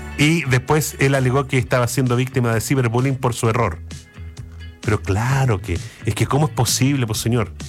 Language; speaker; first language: Spanish; native; Spanish